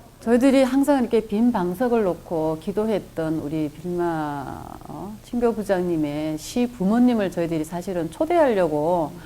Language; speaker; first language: Korean; native; Korean